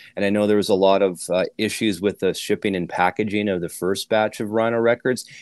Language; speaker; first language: English; native; English